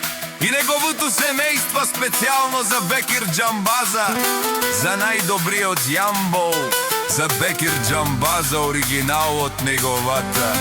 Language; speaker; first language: Bulgarian; non-native, local second language; Romany